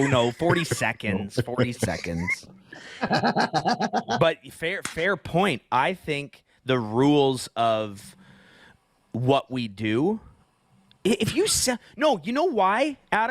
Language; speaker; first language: English; native; English